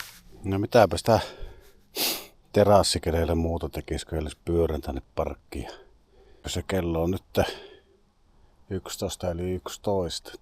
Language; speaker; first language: Finnish; native; Finnish